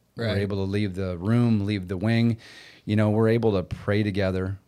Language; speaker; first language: English; native; English